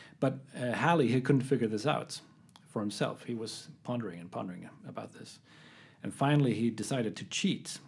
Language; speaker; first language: English; non-native, fluent; Swedish